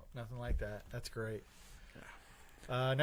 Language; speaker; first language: English; native; English